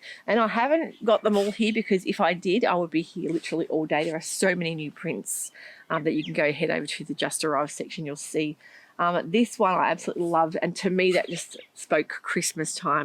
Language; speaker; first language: English; native; English